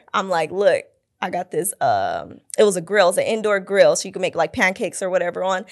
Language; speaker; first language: English; native; English